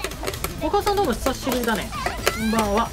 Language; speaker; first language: Japanese; native; Japanese